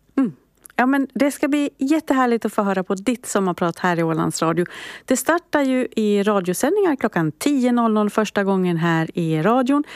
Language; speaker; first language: Swedish; native; Swedish